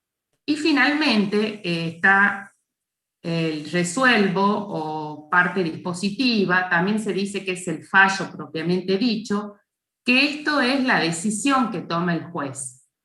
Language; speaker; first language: Spanish; native; Spanish